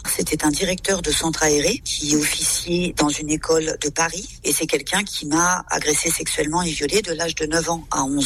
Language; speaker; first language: French; native; French